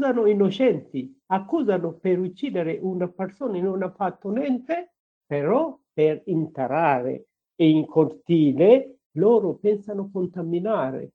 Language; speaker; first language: Italian; non-native, learner; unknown